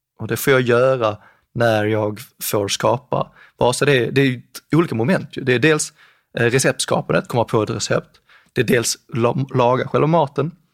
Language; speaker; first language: Swedish; native; Swedish